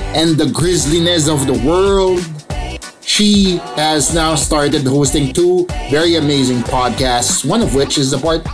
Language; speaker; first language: English; non-native, local second language; Filipino